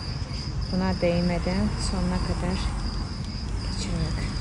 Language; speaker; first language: Turkish; non-native, fluent; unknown